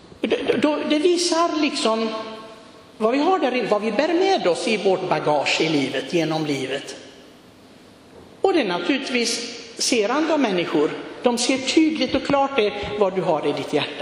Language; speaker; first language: Swedish; non-native, fluent; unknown